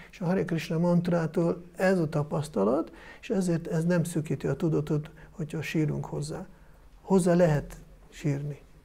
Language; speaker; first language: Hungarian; non-native, fluent; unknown